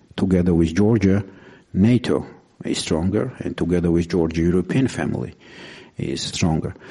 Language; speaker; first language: English; non-native, fluent; Georgian